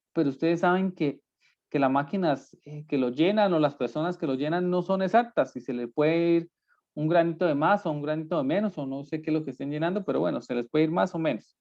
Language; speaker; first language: Spanish; native; Spanish